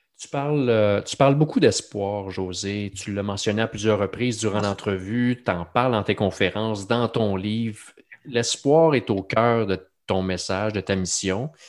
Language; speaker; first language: French; native; French